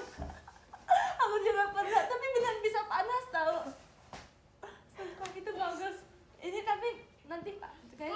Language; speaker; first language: Indonesian; early bilingual, heritage; Indonesian